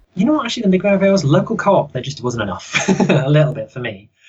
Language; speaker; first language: English; native; English